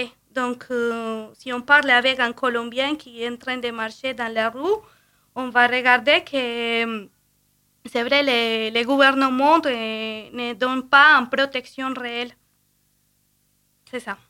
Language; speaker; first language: French; non-native, fluent; Spanish